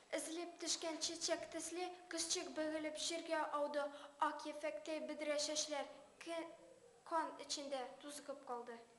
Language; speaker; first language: Tatar; non-native, local second language; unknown